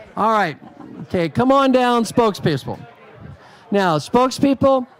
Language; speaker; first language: English; native; English